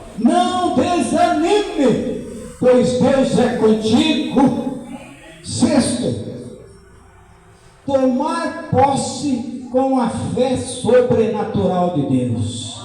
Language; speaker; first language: Portuguese; native; Portuguese